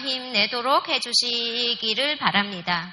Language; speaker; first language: Korean; non-native, fluent; Vietnamese